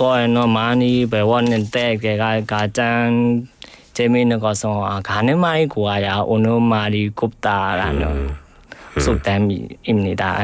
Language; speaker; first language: Korean; non-native, learner; Burmese